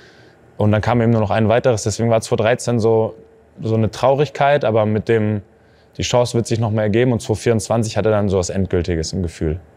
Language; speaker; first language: German; native; German